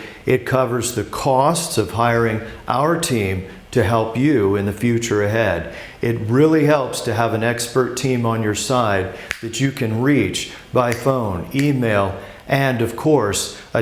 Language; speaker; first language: English; native; English